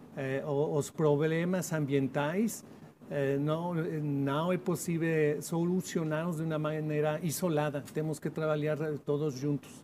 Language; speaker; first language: Portuguese; non-native, learner; Spanish